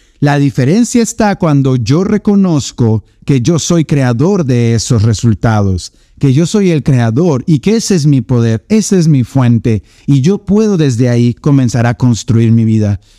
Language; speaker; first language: Spanish; native; Spanish